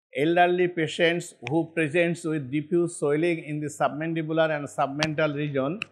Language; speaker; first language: English; non-native, local second language; Bangla